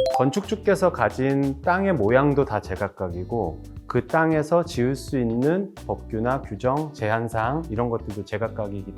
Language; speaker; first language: Korean; native; Korean